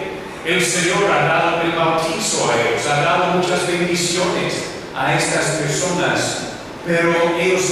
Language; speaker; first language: Spanish; non-native, learner; English